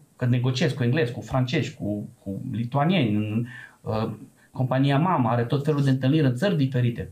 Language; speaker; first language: Romanian; non-native, local second language; Serbian